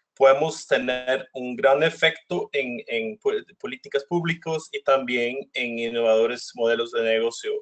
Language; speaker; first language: Spanish; non-native, fluent; Norwegian